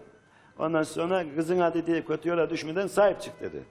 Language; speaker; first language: Turkish; native; Turkish